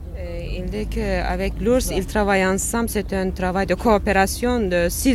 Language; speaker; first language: French; non-native, fluent; Turkish